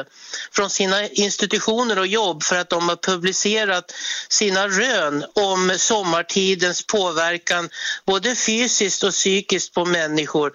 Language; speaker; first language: Swedish; native; Swedish